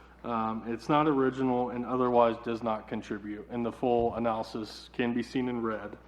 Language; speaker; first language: English; native; English